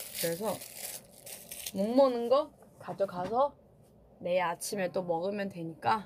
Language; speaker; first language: Korean; non-native, fluent; Chinese